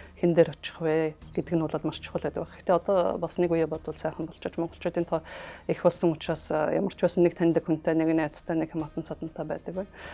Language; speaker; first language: Mongolian; native; Mongolian